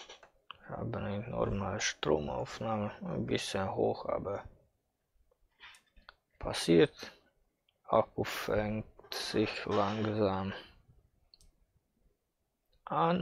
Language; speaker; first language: German; non-native, fluent; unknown